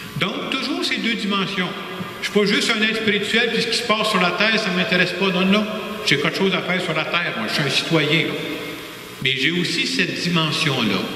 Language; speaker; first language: French; native; French